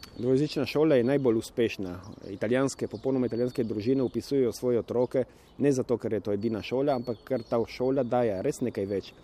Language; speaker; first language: Slovenian; native; Slovenian